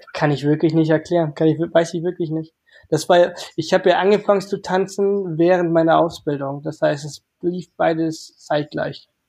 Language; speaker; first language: German; early bilingual, other home language; Portuguese